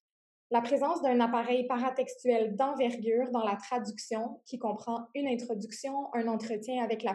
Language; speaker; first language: French; native; French